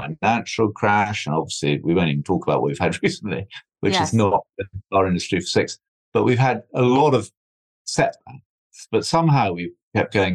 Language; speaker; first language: English; native; English